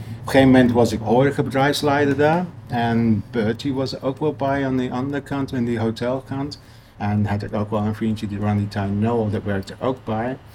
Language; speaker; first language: Dutch; non-native, fluent; English